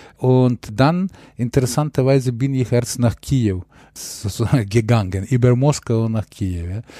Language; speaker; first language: German; non-native, fluent; Ukrainian